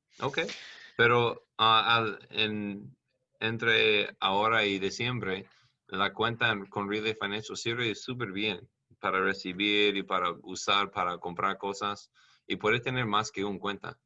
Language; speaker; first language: Spanish; non-native, learner; English